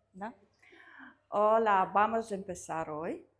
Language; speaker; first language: Spanish; non-native, learner; Russian